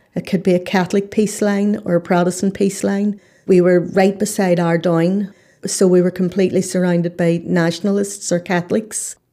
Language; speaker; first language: English; native; English